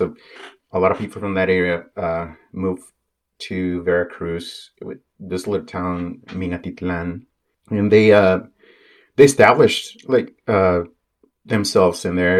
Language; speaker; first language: English; non-native, fluent; Spanish